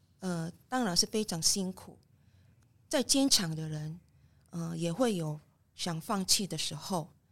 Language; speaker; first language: Chinese; non-native, fluent; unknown